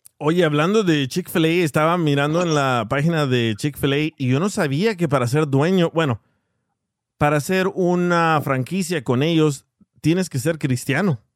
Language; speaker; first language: Spanish; early bilingual, heritage; Spanish